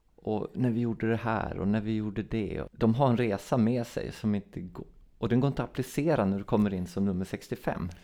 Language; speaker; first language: Swedish; native; Swedish